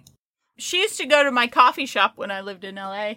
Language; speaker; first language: English; native; English